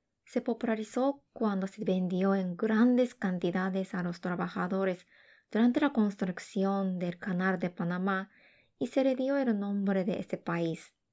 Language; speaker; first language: Spanish; non-native, fluent; Japanese